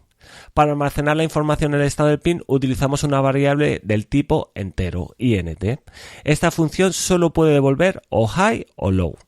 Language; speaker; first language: Spanish; native; Spanish